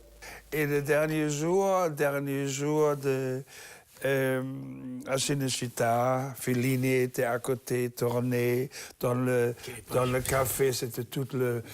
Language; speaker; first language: French; non-native, learner; German